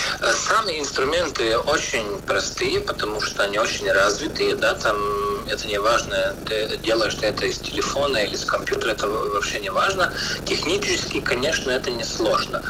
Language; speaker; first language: Russian; non-native, local second language; Latvian